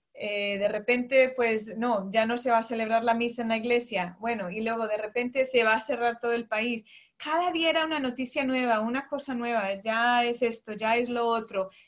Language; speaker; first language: Spanish; early bilingual, heritage; Spanish